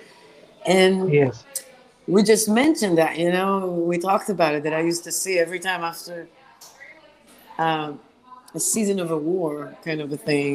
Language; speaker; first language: English; non-native, fluent; Hebrew